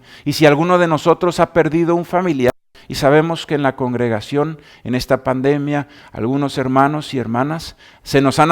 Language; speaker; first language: Spanish; native; Spanish